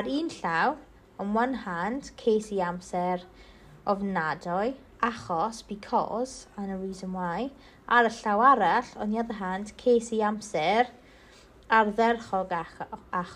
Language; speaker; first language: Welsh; non-native, local second language; English